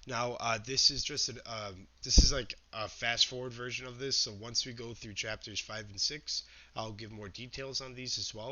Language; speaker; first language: English; native; English